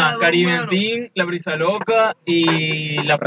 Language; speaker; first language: Spanish; native; Spanish